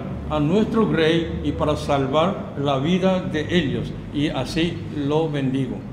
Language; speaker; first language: Spanish; non-native, learner; Korean